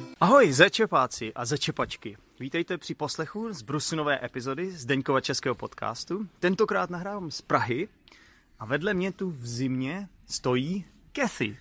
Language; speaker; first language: Czech; native; Czech